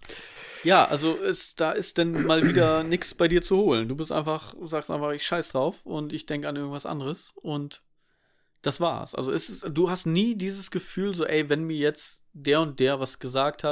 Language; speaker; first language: German; native; German